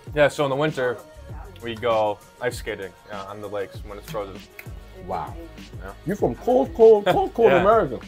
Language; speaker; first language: English; native; English